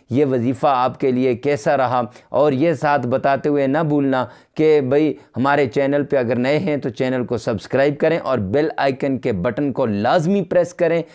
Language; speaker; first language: Urdu; native; Urdu